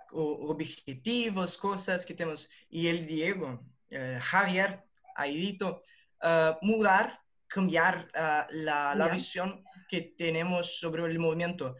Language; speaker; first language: Spanish; non-native, learner; Portuguese